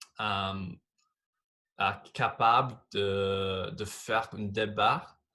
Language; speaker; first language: French; non-native, fluent; English